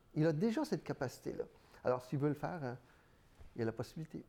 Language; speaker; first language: French; early bilingual, other home language; Spanish